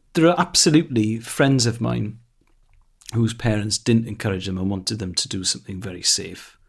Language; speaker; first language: English; non-native, local second language; Welsh